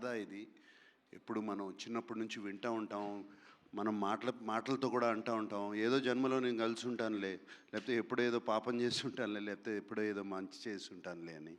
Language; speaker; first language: Telugu; native; Telugu